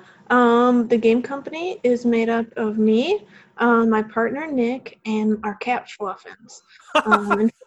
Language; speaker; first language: English; native; English